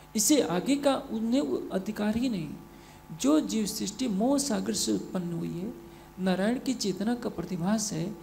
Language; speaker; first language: Hindi; native; Hindi